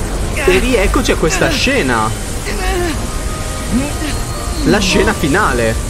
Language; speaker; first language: Italian; native; Italian